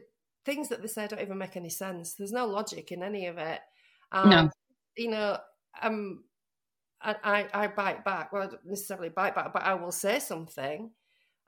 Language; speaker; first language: English; native; English